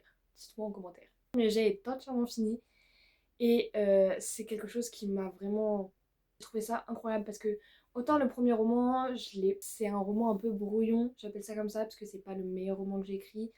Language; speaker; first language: French; native; French